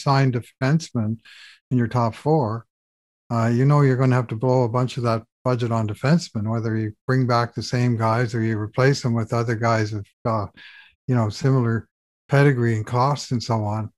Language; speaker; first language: English; native; English